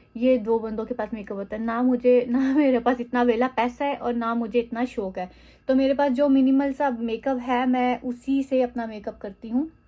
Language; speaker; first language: Urdu; native; Urdu